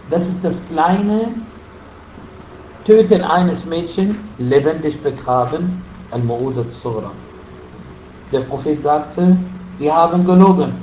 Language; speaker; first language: German; non-native, fluent; Arabic